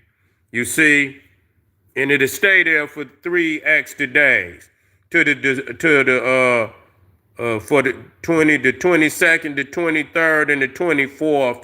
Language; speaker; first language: English; native; English